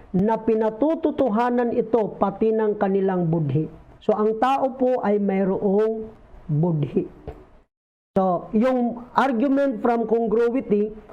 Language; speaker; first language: Filipino; non-native, local second language; Bikol